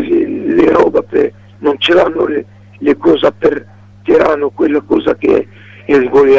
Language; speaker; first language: Italian; non-native, learner; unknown